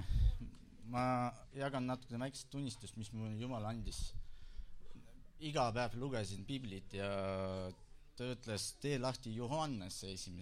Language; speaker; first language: Estonian; non-native, local second language; Russian